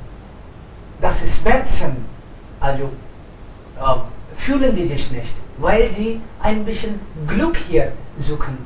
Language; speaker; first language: German; non-native, fluent; Hindi